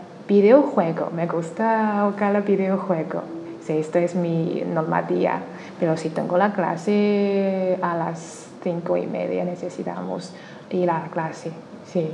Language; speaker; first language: Spanish; non-native, learner; Chinese